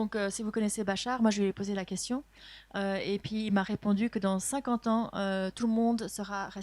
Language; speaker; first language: French; native; French